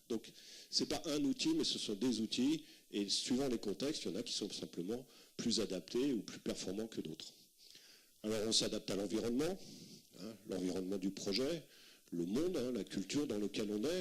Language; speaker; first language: French; native; French